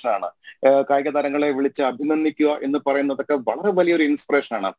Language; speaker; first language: Malayalam; native; Malayalam